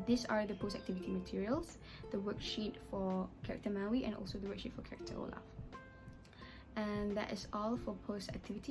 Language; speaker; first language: English; non-native, local second language; Malay